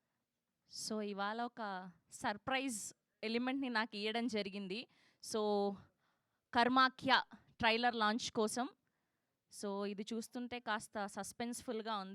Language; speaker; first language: Telugu; native; Telugu